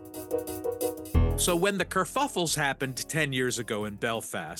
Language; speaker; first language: English; native; English